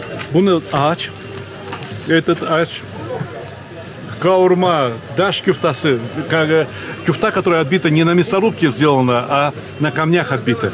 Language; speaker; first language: Russian; native; Russian